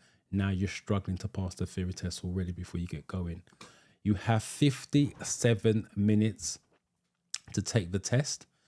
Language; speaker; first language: English; native; English